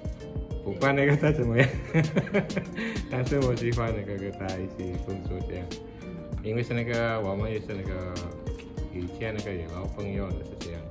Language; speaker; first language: Chinese; non-native, fluent; Indonesian